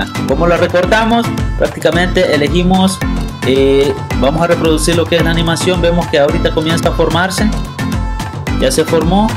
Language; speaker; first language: Spanish; native; Spanish